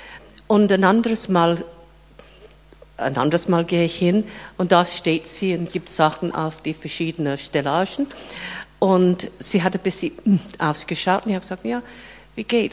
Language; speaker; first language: German; non-native, fluent; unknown